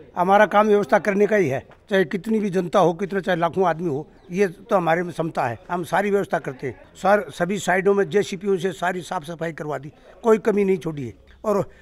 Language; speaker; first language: Hindi; native; Hindi